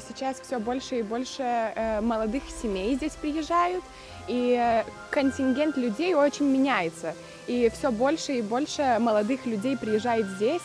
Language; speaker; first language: Russian; non-native, local second language; Lithuanian